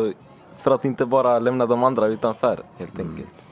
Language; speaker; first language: Swedish; early bilingual, other home language; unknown